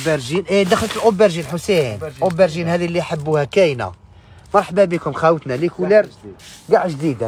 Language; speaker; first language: Arabic; native; Arabic